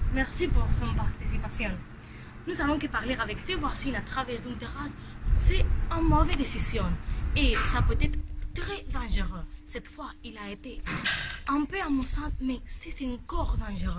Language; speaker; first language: French; non-native, learner; Spanish